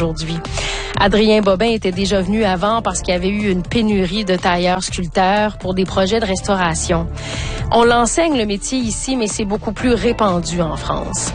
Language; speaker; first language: French; native; French